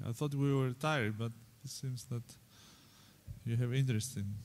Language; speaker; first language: English; non-native, fluent; Greek